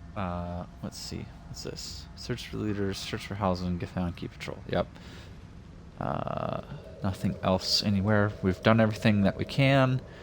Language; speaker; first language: English; native; English